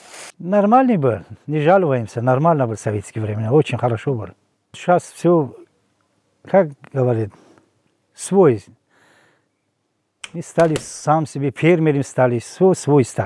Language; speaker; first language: Russian; non-native, local second language; Tajik